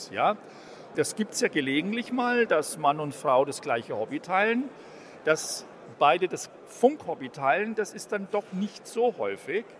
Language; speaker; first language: German; native; German